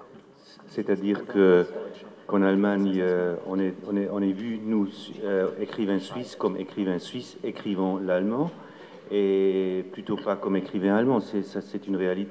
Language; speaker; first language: French; non-native, local second language; German